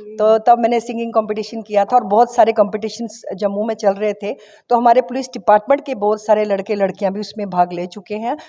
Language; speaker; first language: Hindi; non-native, local second language; Kashmiri